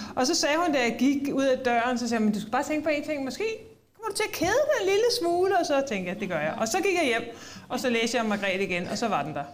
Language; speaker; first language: Danish; native; Danish